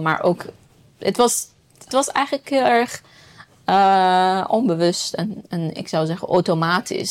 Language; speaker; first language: Dutch; non-native, fluent; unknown